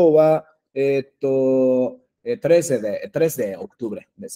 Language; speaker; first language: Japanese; non-native, fluent; Spanish